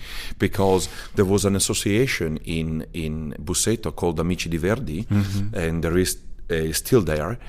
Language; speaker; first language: English; early bilingual, other home language; Italian